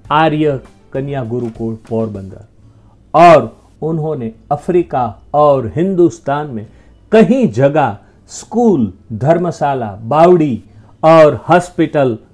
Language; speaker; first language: Hindi; non-native, local second language; Gujarati